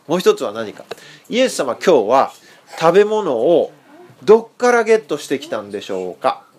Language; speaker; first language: Japanese; native; Japanese